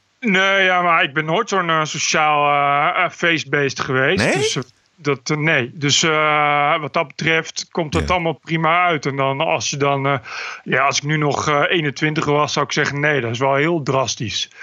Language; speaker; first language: Dutch; native; Dutch